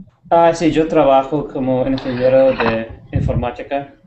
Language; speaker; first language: Spanish; non-native, learner; English